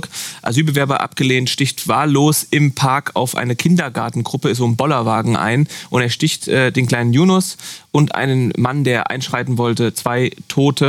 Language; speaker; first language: German; native; German